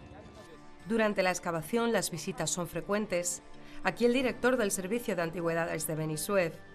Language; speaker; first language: Spanish; native; Spanish